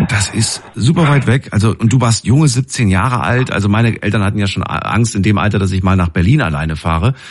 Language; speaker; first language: German; native; German